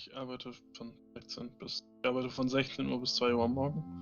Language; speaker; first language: German; native; German